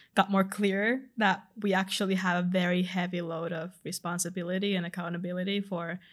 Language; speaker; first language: English; non-native, fluent; Finnish